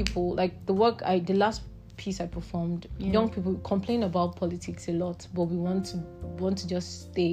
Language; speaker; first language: English; non-native, local second language; Igbo